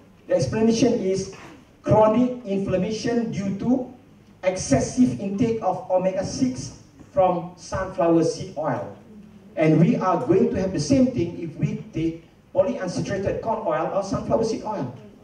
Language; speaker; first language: English; non-native, local second language; Malay